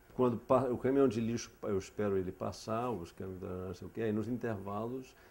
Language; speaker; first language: Portuguese; non-native, fluent; English